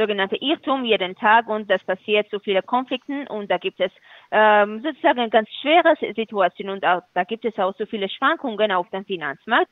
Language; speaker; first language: German; non-native, fluent; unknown